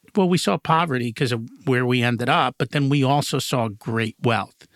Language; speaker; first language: English; native; English